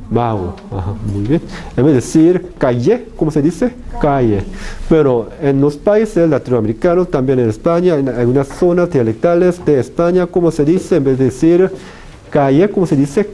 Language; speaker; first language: Spanish; non-native, fluent; Korean